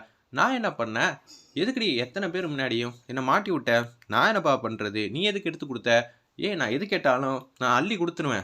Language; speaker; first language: Tamil; native; Tamil